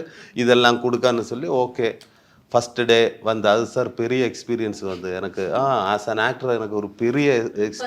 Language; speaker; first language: Tamil; non-native, learner; Malayalam